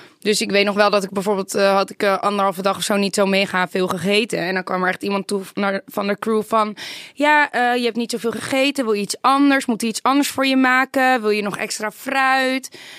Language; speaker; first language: Dutch; native; Dutch